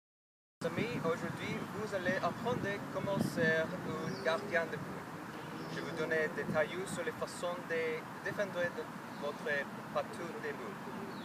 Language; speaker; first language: French; non-native, learner; English